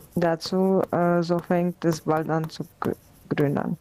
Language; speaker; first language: German; non-native, learner; Romanian